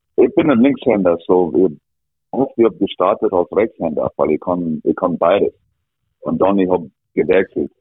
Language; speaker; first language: German; non-native, fluent; English